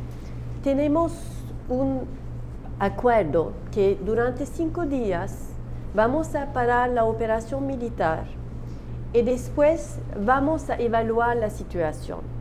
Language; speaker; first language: Spanish; non-native, learner; Turkish